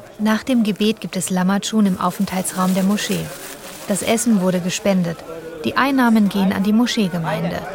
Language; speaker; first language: German; native; German